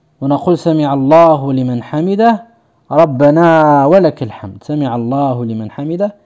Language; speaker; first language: Arabic; native; Arabic